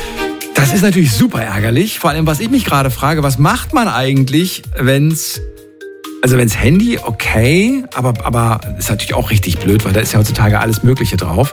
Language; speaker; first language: German; native; German